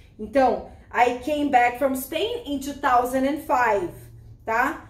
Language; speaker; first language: English; non-native, fluent; Portuguese